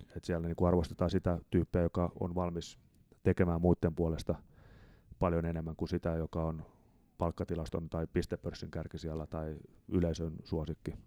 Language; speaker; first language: Finnish; native; Finnish